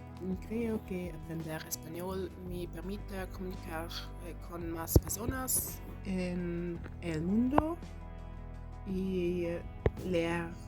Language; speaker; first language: Spanish; non-native, learner; German